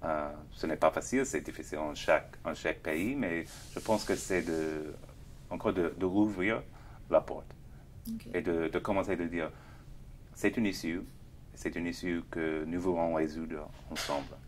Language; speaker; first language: French; non-native, fluent; English